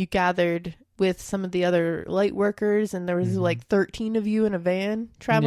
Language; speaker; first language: English; native; English